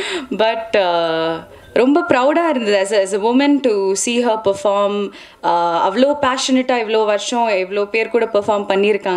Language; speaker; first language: Tamil; non-native, local second language; Malayalam